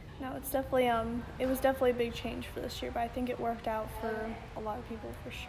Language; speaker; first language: English; native; English